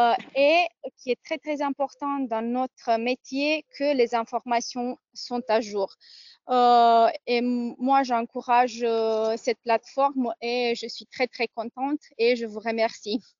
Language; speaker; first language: French; non-native, fluent; Romanian